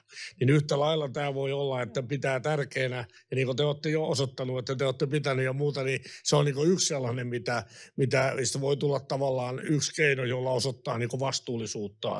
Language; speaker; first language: Finnish; native; Finnish